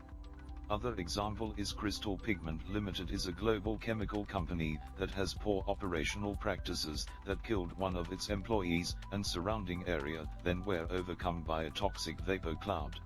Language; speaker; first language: English; non-native, learner; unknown